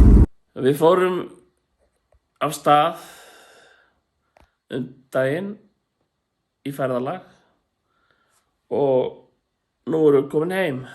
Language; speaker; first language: Icelandic; native; Icelandic